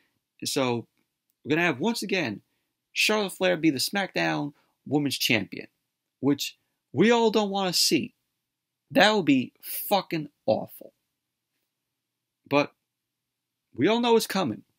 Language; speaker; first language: English; native; English